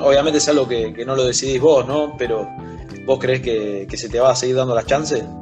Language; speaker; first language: Spanish; native; Spanish